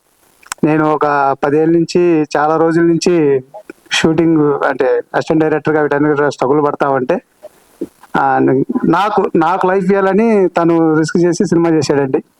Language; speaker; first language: Telugu; native; Telugu